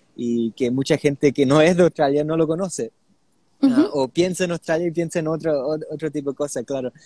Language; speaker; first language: Spanish; early bilingual, heritage; Spanish